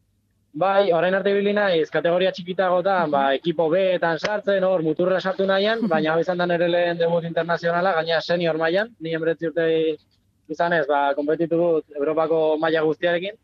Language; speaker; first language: Basque; native; Basque